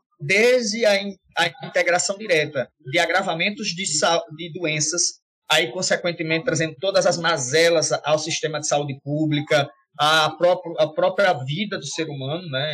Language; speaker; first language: Portuguese; native; Portuguese